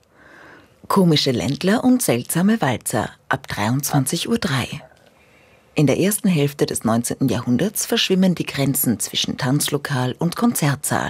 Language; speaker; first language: German; native; German